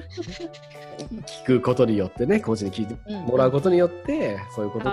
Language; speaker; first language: Japanese; native; Japanese